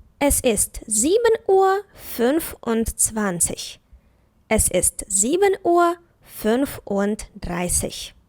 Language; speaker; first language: German; non-native, fluent; Ukrainian